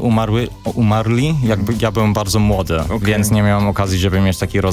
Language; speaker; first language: Polish; non-native, fluent; English